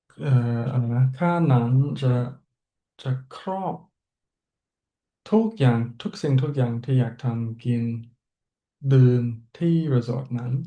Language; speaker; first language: Thai; non-native, learner; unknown